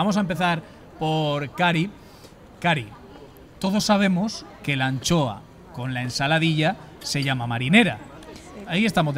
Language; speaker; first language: Spanish; native; Spanish